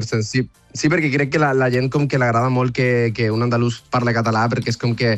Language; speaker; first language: Catalan; non-native, learner; Spanish